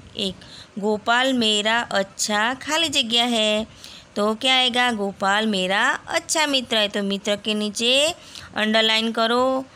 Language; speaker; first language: Hindi; non-native, local second language; Gujarati